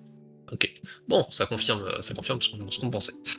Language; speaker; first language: French; native; French